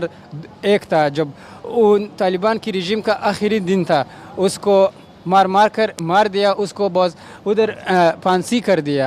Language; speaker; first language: Hindi; non-native, learner; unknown